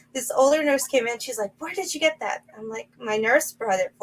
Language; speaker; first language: English; native; English